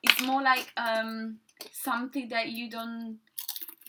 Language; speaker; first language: English; non-native, fluent; Italian